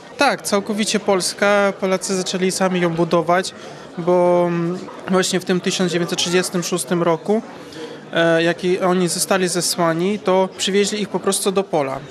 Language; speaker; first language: Polish; early bilingual, heritage; Polish